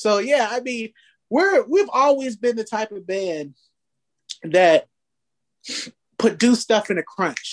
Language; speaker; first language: English; native; English